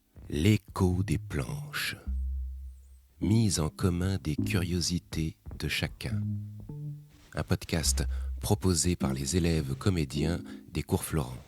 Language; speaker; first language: French; native; French